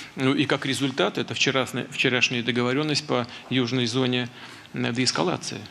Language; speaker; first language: Russian; native; Russian